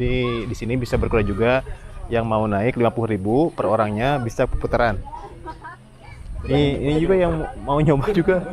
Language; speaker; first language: Indonesian; native; Indonesian